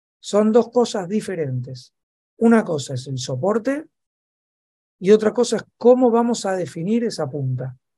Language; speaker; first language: Spanish; native; Spanish